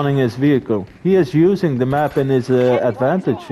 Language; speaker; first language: English; non-native, fluent; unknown